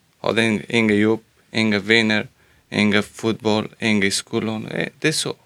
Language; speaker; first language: Swedish; non-native, learner; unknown